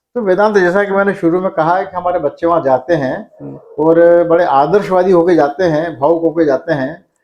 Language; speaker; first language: Hindi; native; Hindi